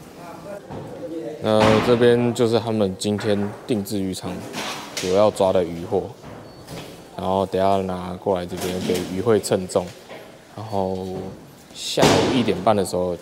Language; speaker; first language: Chinese; native; Chinese